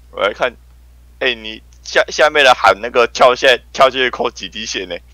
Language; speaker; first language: Chinese; native; Chinese